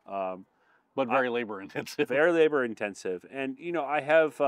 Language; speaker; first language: English; native; English